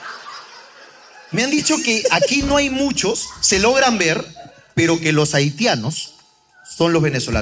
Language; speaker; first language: Spanish; native; Spanish